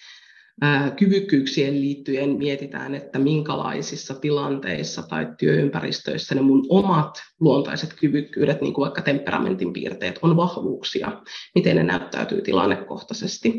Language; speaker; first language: Finnish; native; Finnish